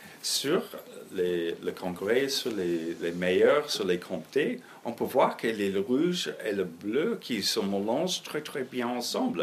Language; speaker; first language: French; non-native, fluent; English